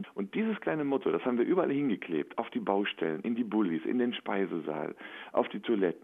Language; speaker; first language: German; native; German